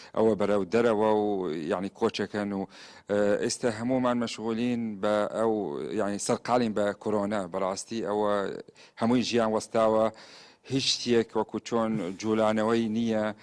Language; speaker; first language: Central Kurdish; non-native, local second language; Syriac